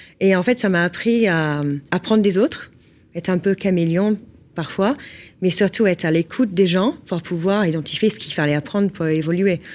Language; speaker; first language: French; non-native, fluent; English